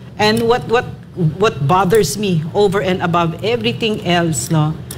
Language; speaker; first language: English; non-native, local second language; Filipino